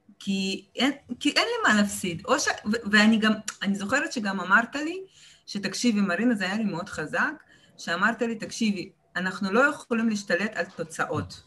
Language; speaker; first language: Hebrew; early bilingual, other home language; Russian